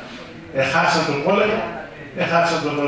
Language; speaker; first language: Greek; early bilingual, heritage; Greek